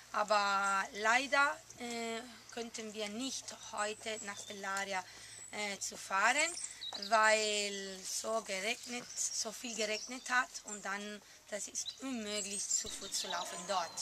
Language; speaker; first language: German; non-native, fluent; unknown